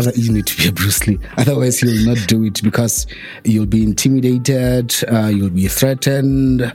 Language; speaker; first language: English; non-native, local second language; Tswana